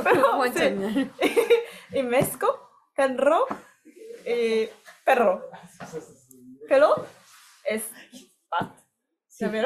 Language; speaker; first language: Italian; non-native, learner; Japanese